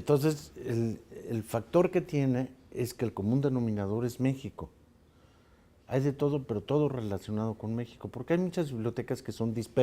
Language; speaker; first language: Spanish; native; Spanish